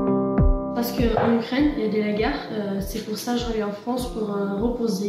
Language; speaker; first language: French; non-native, learner; Ukrainian